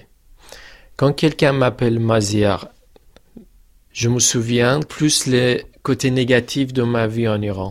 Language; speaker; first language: French; non-native, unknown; Persian